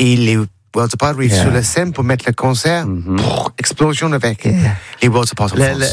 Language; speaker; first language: French; non-native, learner; English